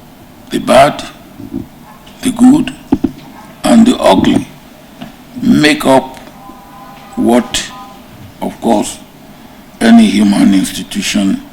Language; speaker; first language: English; non-native, local second language; Yoruba